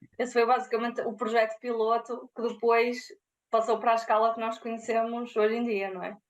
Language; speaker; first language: Portuguese; native; Portuguese